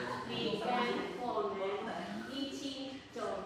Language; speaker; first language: Chinese; non-native, learner; Filipino